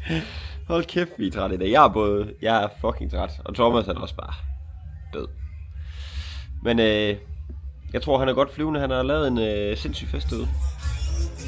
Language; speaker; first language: Danish; native; Danish